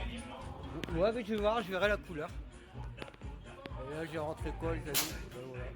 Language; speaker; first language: French; native; French